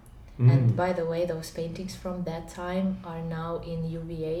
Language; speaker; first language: English; non-native, fluent; Ukrainian